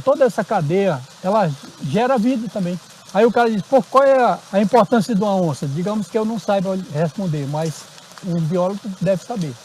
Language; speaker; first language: Portuguese; native; Portuguese